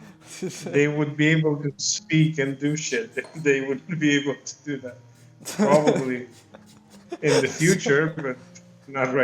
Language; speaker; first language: English; non-native, fluent; Romanian